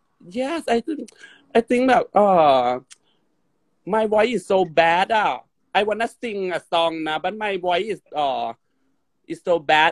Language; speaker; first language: English; non-native, learner; Thai